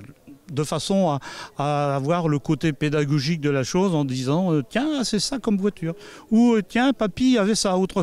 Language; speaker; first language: French; native; French